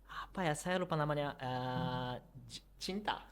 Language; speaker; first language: Indonesian; non-native, learner; Japanese